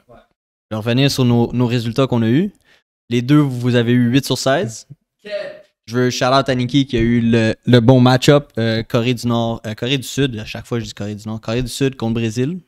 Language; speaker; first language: French; native; French